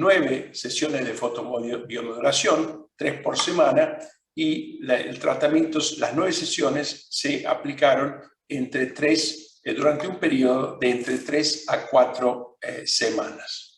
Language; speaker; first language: Spanish; non-native, fluent; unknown